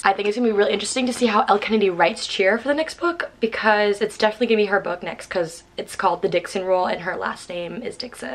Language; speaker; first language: English; native; English